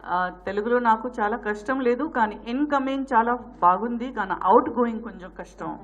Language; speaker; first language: Telugu; non-native, learner; Gujarati